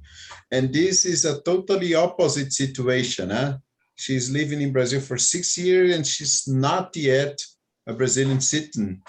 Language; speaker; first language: English; non-native, fluent; Portuguese